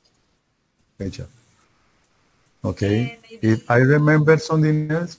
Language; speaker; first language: English; non-native, learner; Spanish